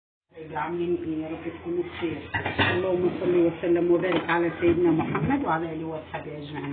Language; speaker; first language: Arabic; native; Arabic